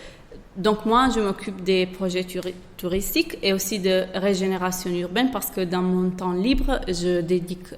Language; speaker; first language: French; non-native, fluent; Italian